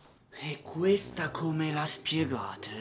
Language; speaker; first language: Italian; native; Italian